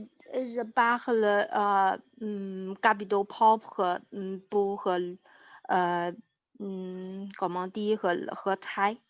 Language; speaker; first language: French; non-native, learner; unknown